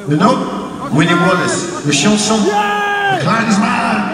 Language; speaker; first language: French; non-native, learner; English